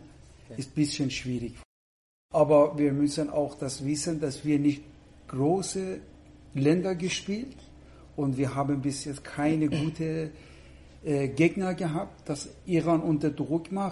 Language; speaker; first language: German; non-native, fluent; Persian